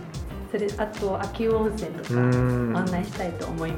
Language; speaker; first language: Japanese; non-native, fluent; Chinese